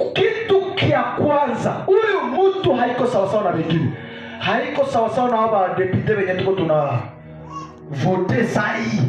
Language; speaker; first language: Swahili; native; Swahili